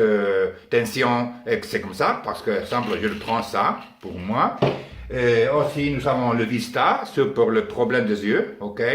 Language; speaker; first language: French; non-native, learner; Spanish